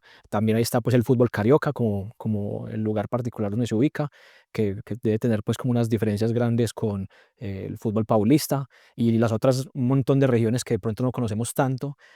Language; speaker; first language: Spanish; native; Spanish